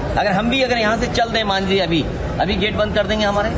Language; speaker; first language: Hindi; native; Hindi